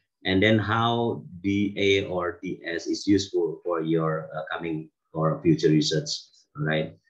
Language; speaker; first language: English; non-native, fluent; Indonesian